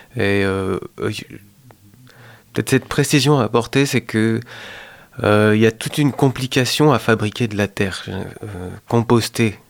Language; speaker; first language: French; native; French